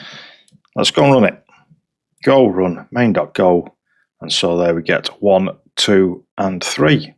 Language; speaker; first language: English; native; English